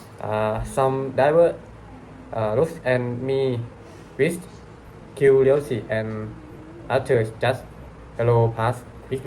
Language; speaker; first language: English; non-native, learner; Thai